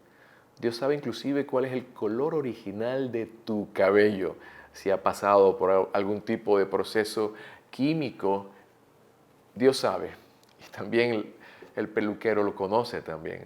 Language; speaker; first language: Spanish; native; Spanish